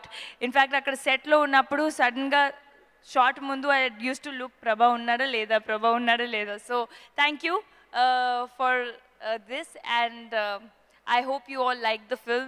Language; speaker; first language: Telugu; non-native, fluent; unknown